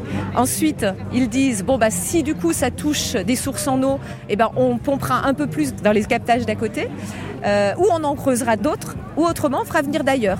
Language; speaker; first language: French; native; French